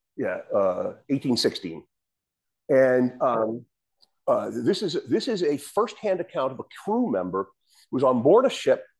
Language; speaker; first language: English; native; English